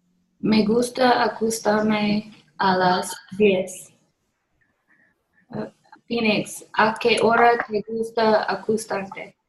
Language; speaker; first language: Spanish; non-native, learner; English